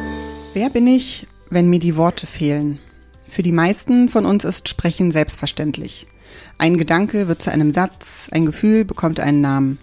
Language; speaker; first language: German; native; German